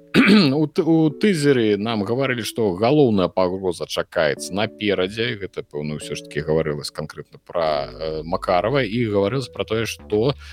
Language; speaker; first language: Belarusian; non-native, local second language; Russian